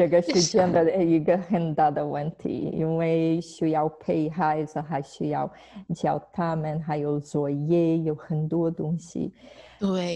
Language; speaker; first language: Chinese; non-native, fluent; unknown